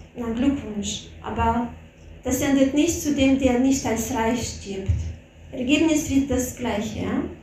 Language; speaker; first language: German; non-native, fluent; Russian